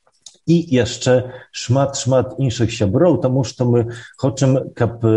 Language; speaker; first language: Belarusian; early bilingual, heritage; Belarusian